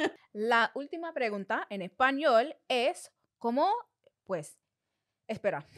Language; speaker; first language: Spanish; non-native, learner; English